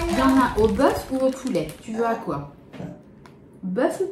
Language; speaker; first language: French; native; French